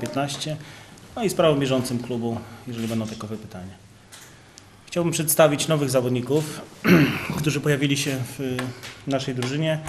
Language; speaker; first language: Polish; native; Polish